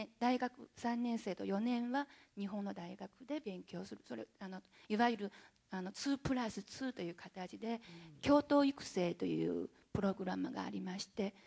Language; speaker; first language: Japanese; non-native, fluent; Chinese